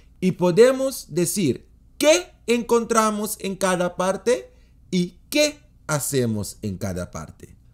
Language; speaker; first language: Spanish; non-native, fluent; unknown